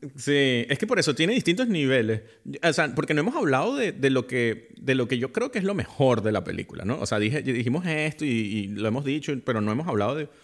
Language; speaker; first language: Spanish; native; Spanish